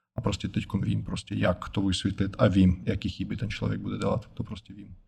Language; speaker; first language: Czech; non-native, fluent; Russian